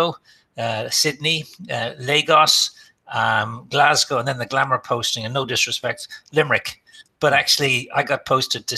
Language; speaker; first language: English; native; English